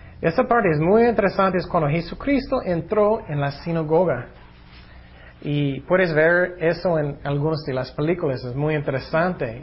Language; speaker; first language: Spanish; non-native, fluent; English